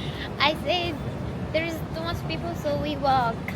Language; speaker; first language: English; non-native, learner; Arabic